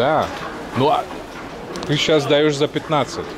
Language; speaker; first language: Russian; non-native, fluent; Hungarian